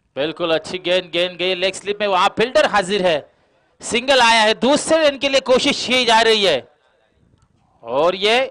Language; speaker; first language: Hindi; non-native, local second language; Marathi